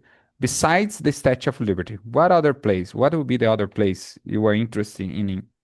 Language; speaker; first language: English; non-native, fluent; Portuguese